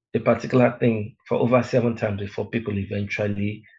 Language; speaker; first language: English; native; English